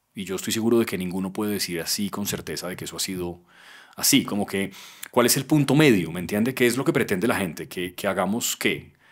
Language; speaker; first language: Spanish; native; Spanish